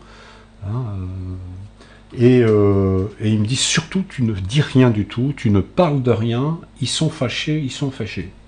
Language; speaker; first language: French; native; French